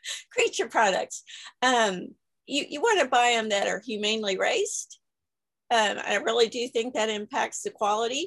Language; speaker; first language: English; native; English